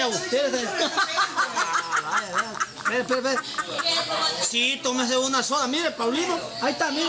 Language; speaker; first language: Spanish; native; Spanish